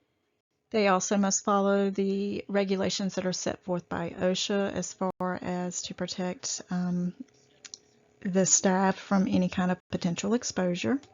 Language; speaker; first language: English; native; English